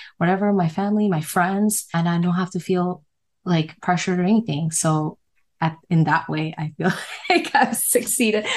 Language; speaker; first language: English; non-native, local second language; Cantonese